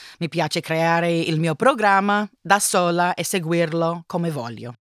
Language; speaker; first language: Italian; non-native, learner; English